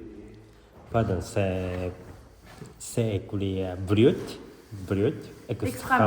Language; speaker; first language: French; non-native, learner; Japanese